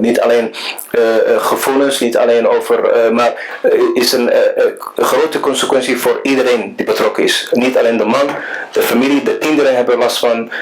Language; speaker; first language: Dutch; non-native, fluent; Somali